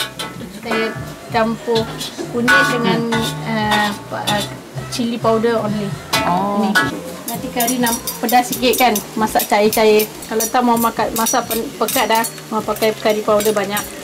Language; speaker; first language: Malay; non-native, local second language; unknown